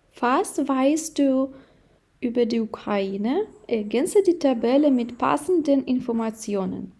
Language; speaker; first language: German; non-native, fluent; Ukrainian